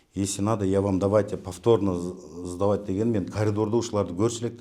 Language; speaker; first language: Russian; non-native, local second language; Kyrgyz